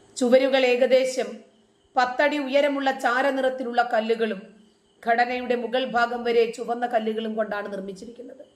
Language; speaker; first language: Malayalam; native; Malayalam